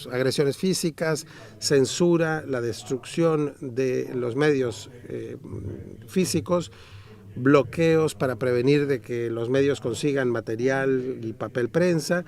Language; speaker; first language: Spanish; native; Spanish